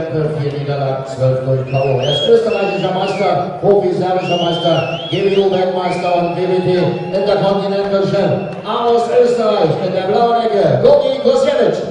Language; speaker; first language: German; native; German